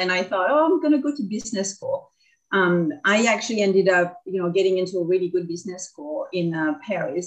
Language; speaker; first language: English; non-native, fluent; French